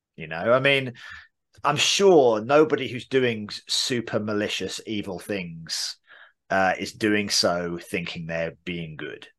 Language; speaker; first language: English; native; English